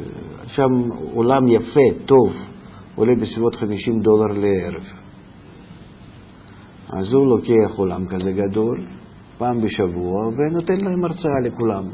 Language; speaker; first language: Hebrew; non-native, fluent; Russian